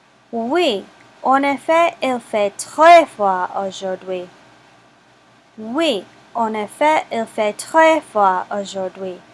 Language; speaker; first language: French; non-native, fluent; English